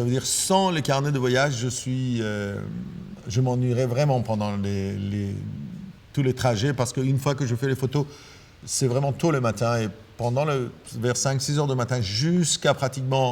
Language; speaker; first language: French; non-native, fluent; Persian